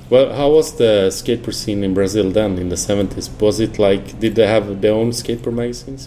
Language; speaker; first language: English; non-native, fluent; Swedish